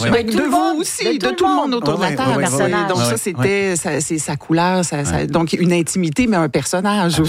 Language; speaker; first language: French; native; French